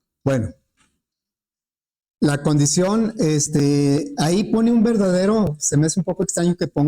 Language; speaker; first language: Spanish; native; Spanish